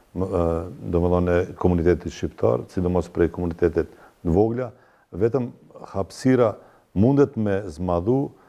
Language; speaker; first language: Albanian; non-native, local second language; Bosnian